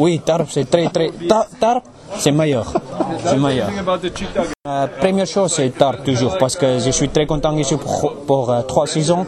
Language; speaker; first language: French; non-native, learner; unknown